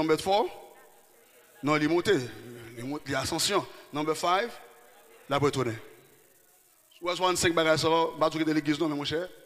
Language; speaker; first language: French; non-native, local second language; Haitian Creole